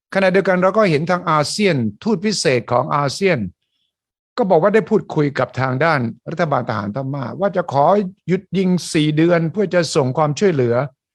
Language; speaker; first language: Thai; native; Thai